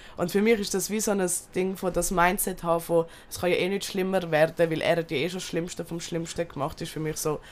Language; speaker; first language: German; early bilingual, other home language; Turkish